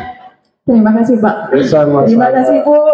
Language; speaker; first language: Indonesian; non-native, fluent; Arabic